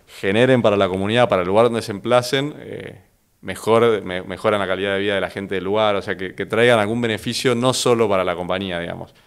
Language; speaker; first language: Spanish; native; Spanish